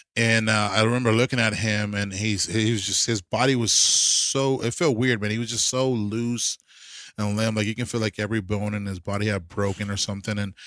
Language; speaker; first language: English; early bilingual, other home language; Spanish